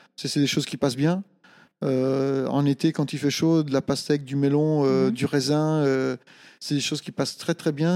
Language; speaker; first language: French; non-native, fluent; Italian